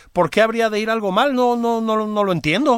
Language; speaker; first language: Spanish; native; Spanish